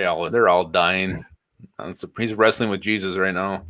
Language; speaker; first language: English; native; English